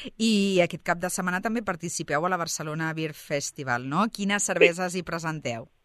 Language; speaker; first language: Catalan; native; Catalan